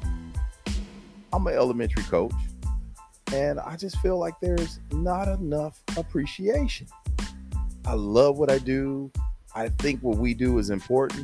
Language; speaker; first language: English; native; English